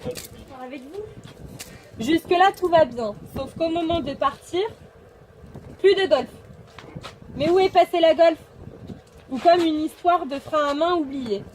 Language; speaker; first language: French; native; French